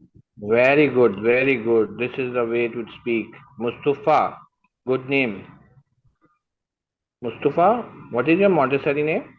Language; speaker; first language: English; non-native, learner; Urdu